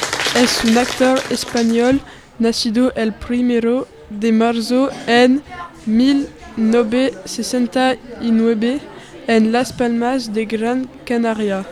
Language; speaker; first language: Spanish; non-native, learner; French